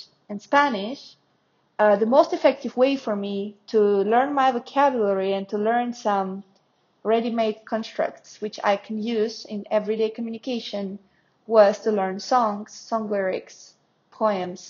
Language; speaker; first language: English; non-native, fluent; Russian